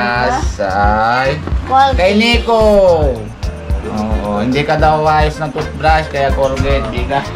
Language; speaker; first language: Filipino; non-native, local second language; Bikol